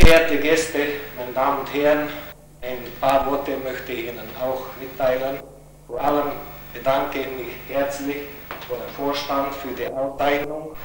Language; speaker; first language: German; non-native, local second language; Hungarian